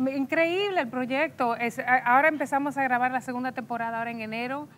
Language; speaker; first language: Spanish; early bilingual, heritage; Spanish